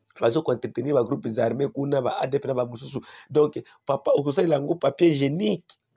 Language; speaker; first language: Lingala; non-native, local second language; Swahili